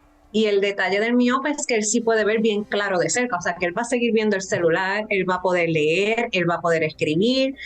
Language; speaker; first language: Spanish; native; Spanish